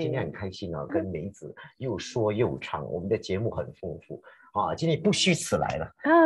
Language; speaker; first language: Chinese; native; Chinese